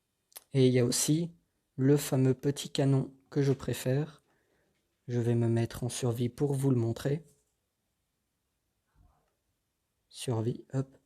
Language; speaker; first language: French; native; French